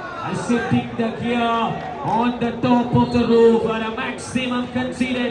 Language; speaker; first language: English; non-native, local second language; Malayalam